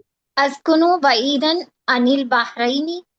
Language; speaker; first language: Arabic; non-native, learner; Urdu